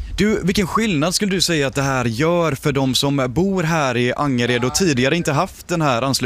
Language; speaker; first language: Swedish; native; Swedish